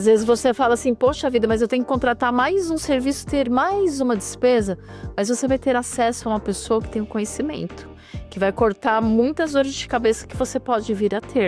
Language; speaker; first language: Portuguese; native; Portuguese